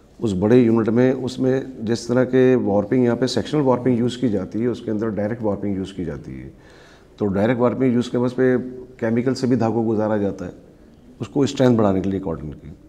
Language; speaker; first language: Urdu; native; Urdu